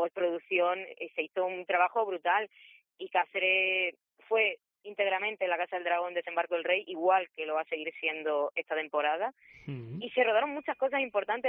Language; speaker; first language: Spanish; native; Spanish